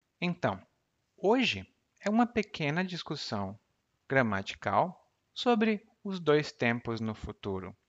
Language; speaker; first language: Portuguese; native; Portuguese